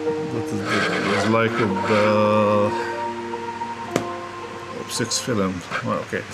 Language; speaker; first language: Dutch; non-native, fluent; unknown